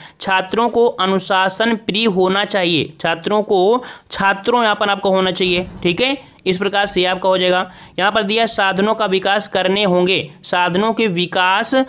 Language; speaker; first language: Hindi; native; Hindi